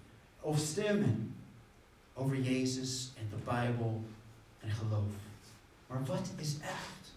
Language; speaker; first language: Dutch; non-native, fluent; English